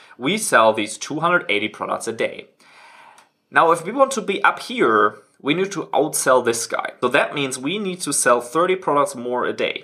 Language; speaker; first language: English; non-native, fluent; German